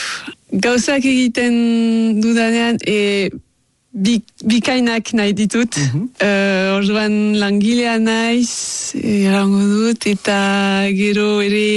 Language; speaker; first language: Basque; non-native, local second language; French